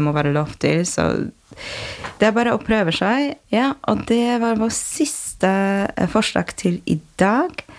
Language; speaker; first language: Norwegian; non-native, fluent; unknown